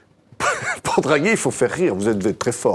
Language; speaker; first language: French; native; French